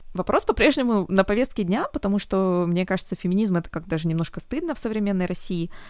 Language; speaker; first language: Russian; native; Russian